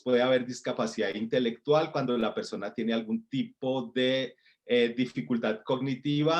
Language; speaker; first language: Spanish; native; Spanish